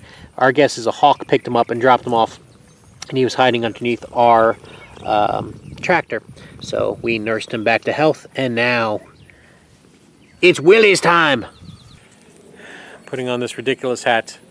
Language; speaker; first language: English; native; English